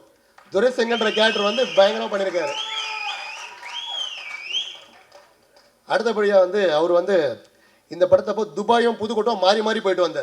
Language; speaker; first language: Tamil; native; Tamil